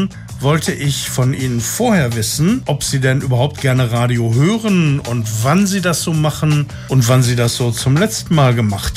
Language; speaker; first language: German; native; German